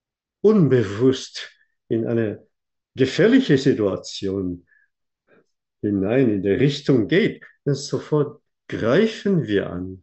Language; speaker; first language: German; non-native, fluent; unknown